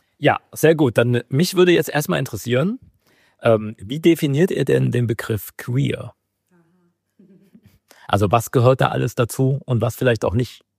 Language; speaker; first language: German; native; German